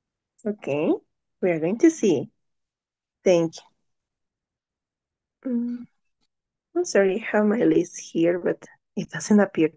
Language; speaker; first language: English; non-native, learner; Spanish